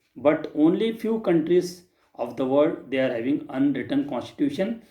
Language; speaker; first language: English; non-native, local second language; Kannada